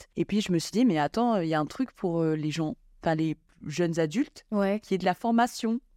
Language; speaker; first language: French; non-native, local second language; Malagasy